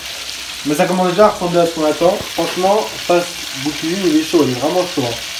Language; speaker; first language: French; native; French